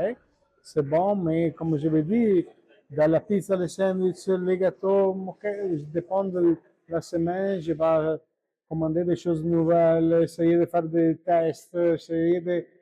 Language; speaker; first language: French; non-native, learner; Italian